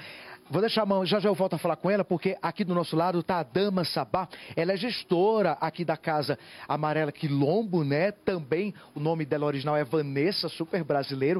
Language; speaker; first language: Portuguese; native; Portuguese